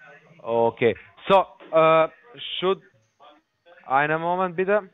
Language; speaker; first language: German; non-native, learner; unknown